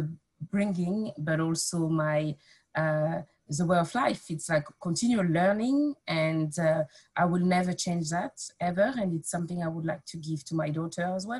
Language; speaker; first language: English; non-native, fluent; French